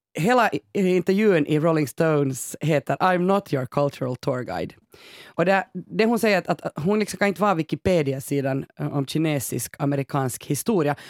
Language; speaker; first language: Swedish; native; Swedish